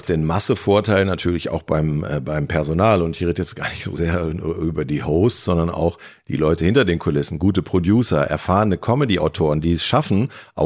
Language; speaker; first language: German; native; German